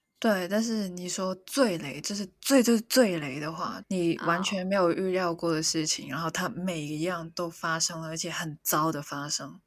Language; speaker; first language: Chinese; non-native, local second language; Cantonese